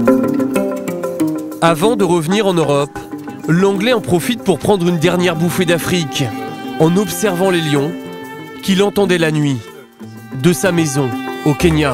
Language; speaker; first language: French; native; French